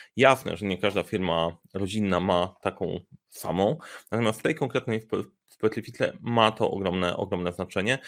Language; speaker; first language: Polish; native; Polish